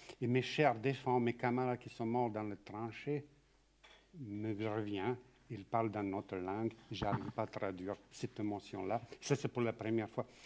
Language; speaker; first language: French; non-native, fluent; Serbian